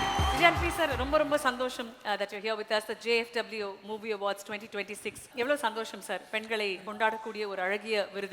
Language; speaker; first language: Tamil; native; Tamil